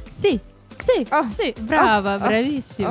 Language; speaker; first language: Italian; non-native, fluent; Russian